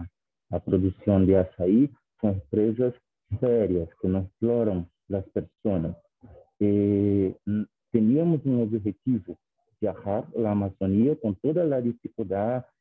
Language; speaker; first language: Spanish; non-native, fluent; Portuguese